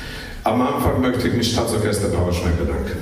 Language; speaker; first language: German; non-native, fluent; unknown